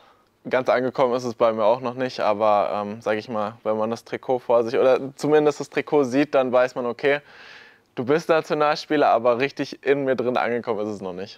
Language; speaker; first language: German; native; German